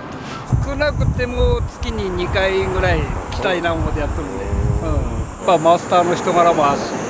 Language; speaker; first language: Japanese; native; Japanese